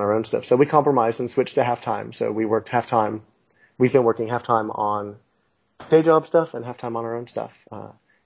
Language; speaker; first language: English; native; English